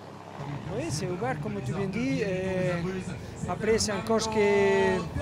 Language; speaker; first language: French; non-native, learner; Spanish